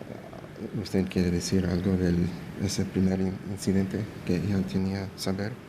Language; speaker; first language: Spanish; early bilingual, heritage; English